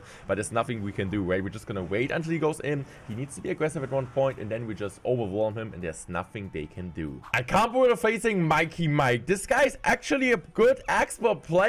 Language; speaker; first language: English; non-native, fluent; German